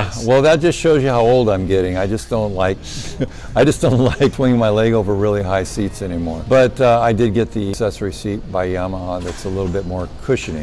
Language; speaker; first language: English; native; English